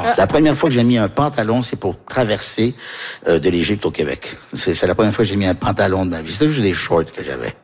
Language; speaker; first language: French; early bilingual, heritage; French